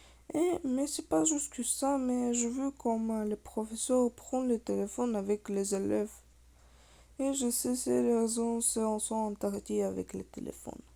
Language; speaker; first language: French; non-native, learner; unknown